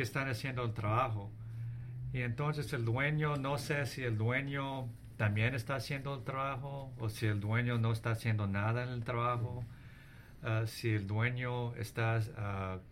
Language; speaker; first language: Spanish; early bilingual, heritage; English